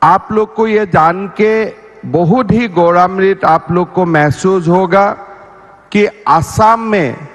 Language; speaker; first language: Hindi; non-native, local second language; Assamese